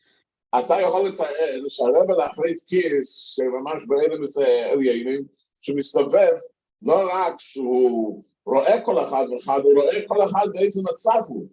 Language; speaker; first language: Hebrew; non-native, fluent; English